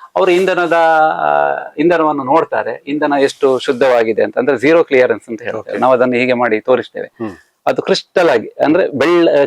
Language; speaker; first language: Kannada; native; Kannada